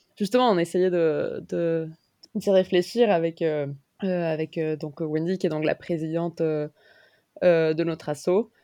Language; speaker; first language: French; non-native, fluent; Spanish